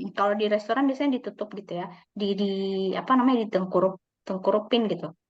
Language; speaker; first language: Indonesian; native; Indonesian